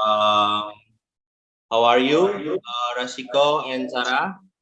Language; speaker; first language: English; non-native, learner; Indonesian